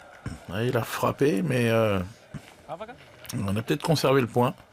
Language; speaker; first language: French; native; French